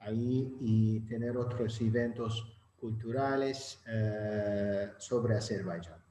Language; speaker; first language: Spanish; non-native, fluent; Azerbaijani